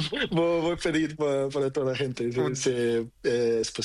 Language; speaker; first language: Spanish; non-native, learner; Portuguese